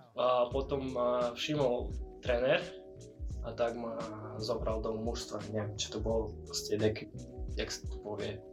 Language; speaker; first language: Slovak; non-native, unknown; Russian